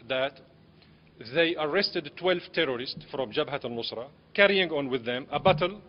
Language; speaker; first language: English; non-native, fluent; Arabic